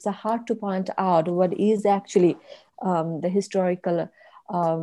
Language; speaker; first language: English; non-native, local second language; Bangla